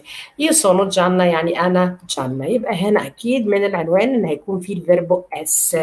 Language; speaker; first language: Arabic; native; Arabic